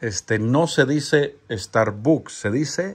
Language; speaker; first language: Spanish; native; Spanish